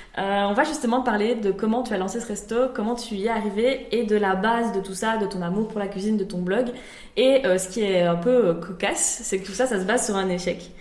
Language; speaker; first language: French; native; French